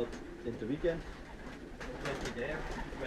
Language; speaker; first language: English; non-native, learner; Dutch